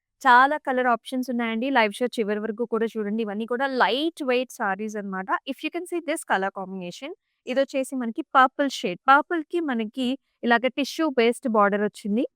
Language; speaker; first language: Telugu; native; Telugu